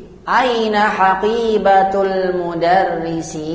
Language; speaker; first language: Arabic; non-native, fluent; Indonesian